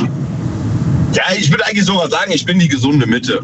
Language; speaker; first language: German; native; German